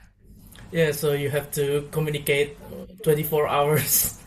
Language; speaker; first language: English; non-native, learner; Indonesian